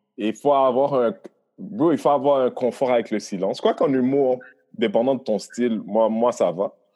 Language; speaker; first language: French; early bilingual, other home language; Haitian Creole